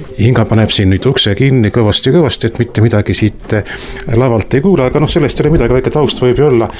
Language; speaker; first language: Estonian; native; Estonian